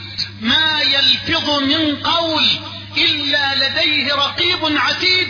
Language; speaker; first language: Arabic; native; Arabic